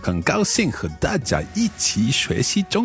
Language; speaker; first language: Chinese; non-native, learner; English